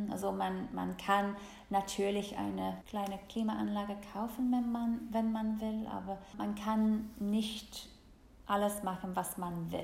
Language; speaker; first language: German; non-native, fluent; English